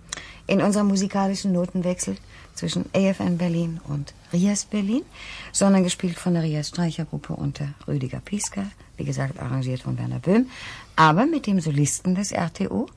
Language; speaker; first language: German; native; German